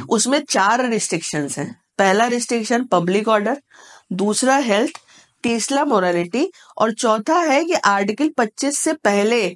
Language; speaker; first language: Hindi; native; Hindi